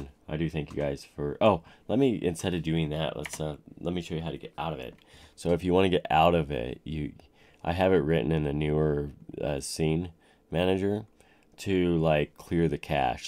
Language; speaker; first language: English; native; English